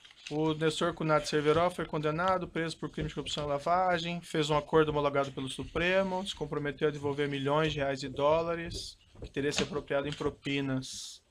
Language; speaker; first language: Portuguese; native; Portuguese